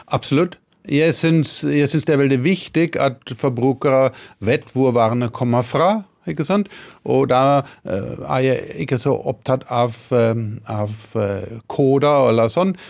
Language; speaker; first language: Norwegian; non-native, fluent; German